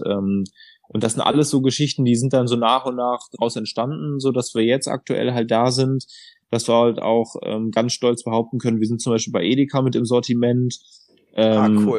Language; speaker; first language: German; native; German